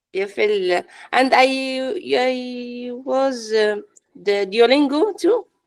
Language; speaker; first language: English; non-native, learner; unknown